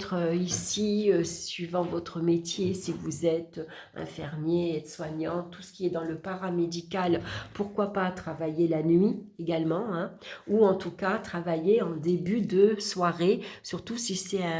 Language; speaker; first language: French; native; French